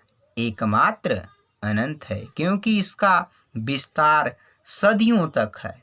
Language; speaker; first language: Hindi; native; Hindi